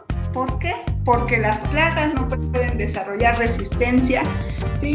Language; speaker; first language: Spanish; native; Spanish